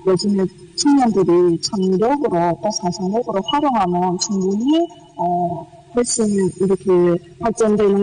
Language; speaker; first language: Korean; early bilingual, heritage; Korean